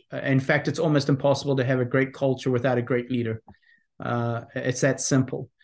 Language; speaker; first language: English; native; English